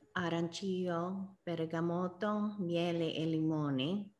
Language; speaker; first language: Italian; non-native, learner; English